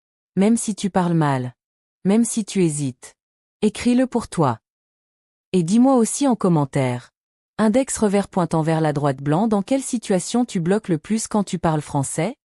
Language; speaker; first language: French; native; French